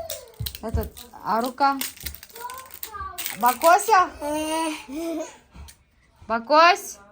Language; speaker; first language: Russian; non-native, local second language; Kazakh